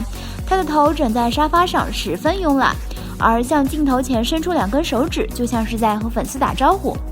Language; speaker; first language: Chinese; native; Chinese